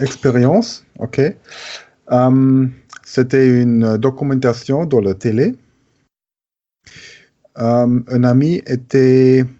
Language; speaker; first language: French; non-native, learner; German